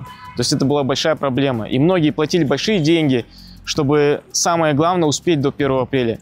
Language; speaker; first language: Russian; native; Russian